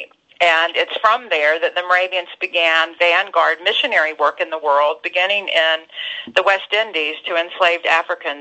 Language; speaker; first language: English; native; English